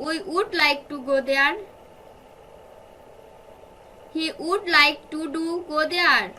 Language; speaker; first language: English; non-native, fluent; Bangla